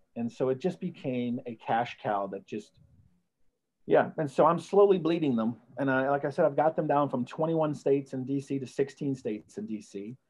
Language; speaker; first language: English; native; English